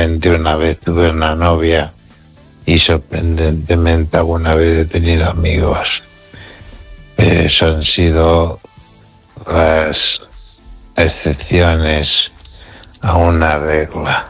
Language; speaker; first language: Spanish; native; Spanish